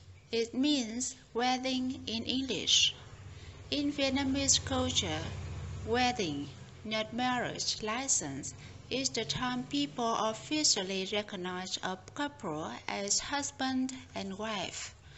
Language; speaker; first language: English; non-native, fluent; Vietnamese